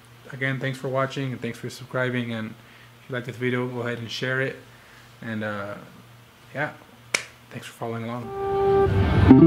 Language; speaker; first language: English; early bilingual, other home language; Spanish